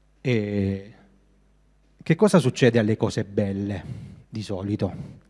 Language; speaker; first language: Italian; native; Italian